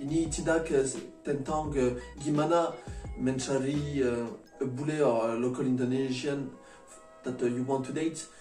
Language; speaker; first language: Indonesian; non-native, learner; French